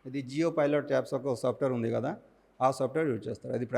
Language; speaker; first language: Telugu; non-native, local second language; Odia